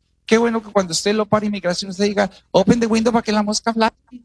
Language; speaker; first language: Spanish; native; Spanish